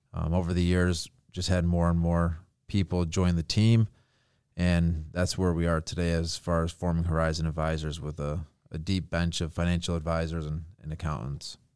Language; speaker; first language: English; native; English